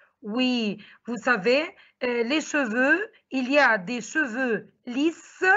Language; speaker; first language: French; non-native, fluent; Arabic